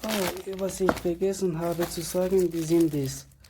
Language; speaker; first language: German; non-native, learner; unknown